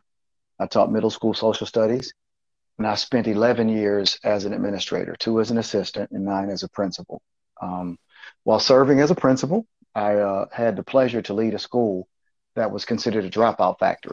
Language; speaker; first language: English; native; English